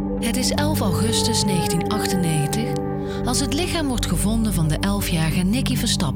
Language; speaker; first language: Dutch; native; Dutch